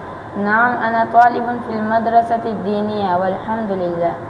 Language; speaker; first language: Arabic; non-native, learner; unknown